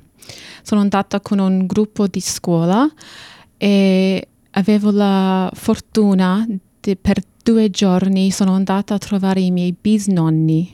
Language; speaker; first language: Italian; non-native, fluent; English